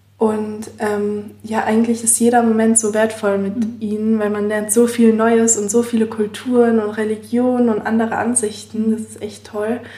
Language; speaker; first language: German; native; German